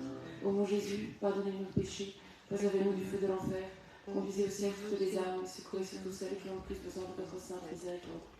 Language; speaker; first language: French; native; French